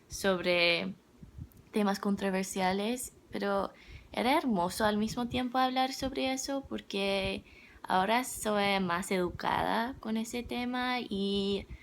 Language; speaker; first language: Spanish; non-native, learner; English